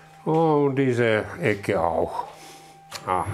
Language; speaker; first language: German; non-native, learner; Finnish